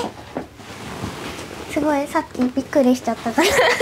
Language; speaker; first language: Japanese; native; Japanese